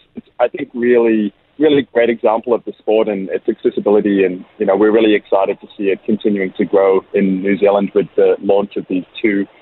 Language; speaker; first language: English; native; English